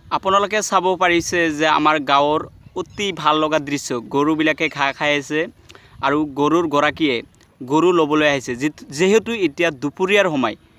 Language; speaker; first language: Assamese; non-native, local second language; Bangla